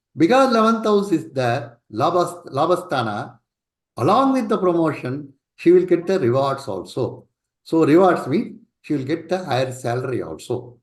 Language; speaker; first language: English; non-native, local second language; Tamil